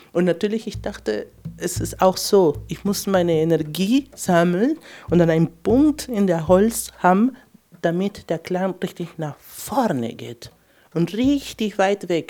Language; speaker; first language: German; non-native, fluent; Spanish